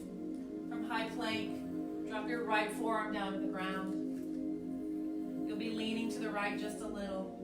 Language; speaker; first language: English; native; English